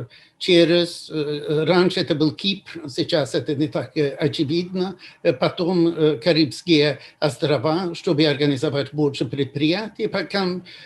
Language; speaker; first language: Russian; non-native, fluent; Swedish